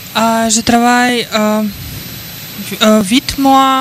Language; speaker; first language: French; non-native, learner; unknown